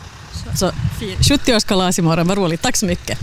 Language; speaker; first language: Swedish; native; Swedish